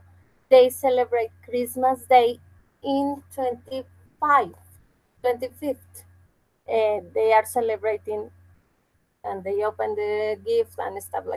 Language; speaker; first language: English; non-native, fluent; Spanish